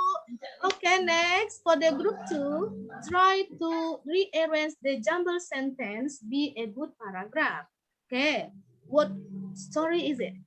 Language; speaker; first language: English; non-native, learner; Indonesian